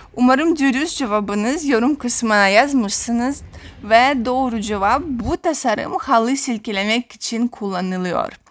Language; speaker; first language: Turkish; non-native, fluent; Russian